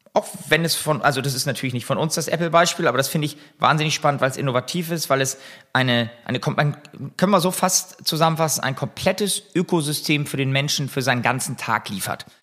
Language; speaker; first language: German; native; German